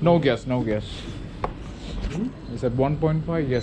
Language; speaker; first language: English; non-native, local second language; Malayalam